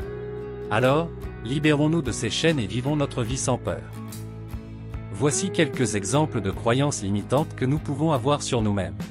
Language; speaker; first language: French; native; French